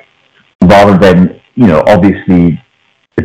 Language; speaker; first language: English; non-native, local second language; Punjabi